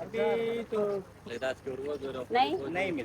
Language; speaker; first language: Hindi; non-native, learner; Pashto